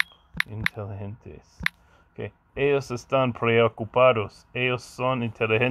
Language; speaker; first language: Spanish; non-native, learner; English